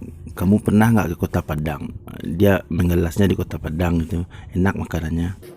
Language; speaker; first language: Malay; non-native, local second language; Minangkabau